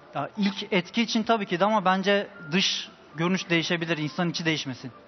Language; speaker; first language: Turkish; native; Turkish